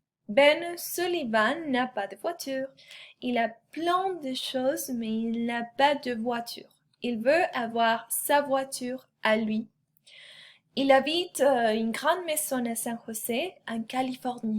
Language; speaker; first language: French; non-native, fluent; Spanish